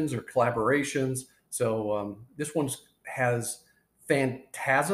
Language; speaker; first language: English; native; English